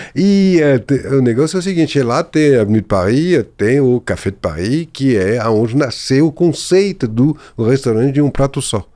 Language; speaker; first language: Portuguese; non-native, fluent; French